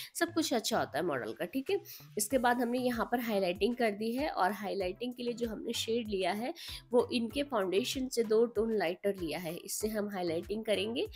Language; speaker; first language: Hindi; native; Hindi